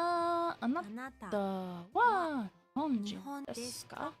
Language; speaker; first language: Japanese; non-native, learner; English